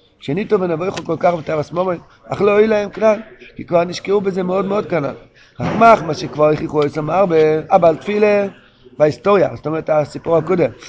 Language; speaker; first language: Hebrew; non-native, local second language; Yiddish